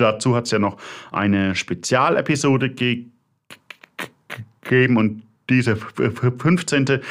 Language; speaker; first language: German; native; German